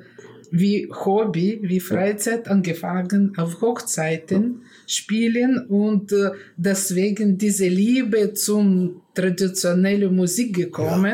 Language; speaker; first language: German; non-native, learner; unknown